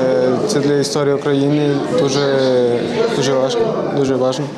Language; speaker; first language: Ukrainian; non-native, learner; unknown